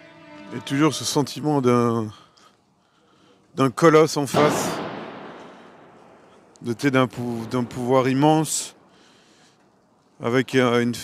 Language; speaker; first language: French; native; French